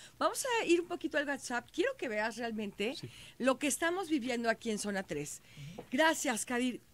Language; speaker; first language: Spanish; native; Spanish